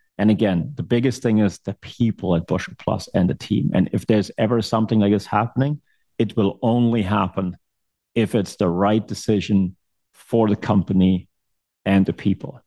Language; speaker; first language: English; non-native, fluent; German